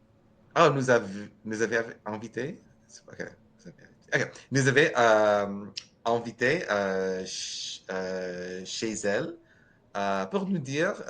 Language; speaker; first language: French; non-native, learner; English